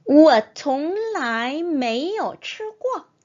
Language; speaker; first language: Chinese; non-native, fluent; Korean